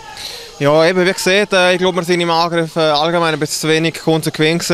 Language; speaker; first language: German; native; German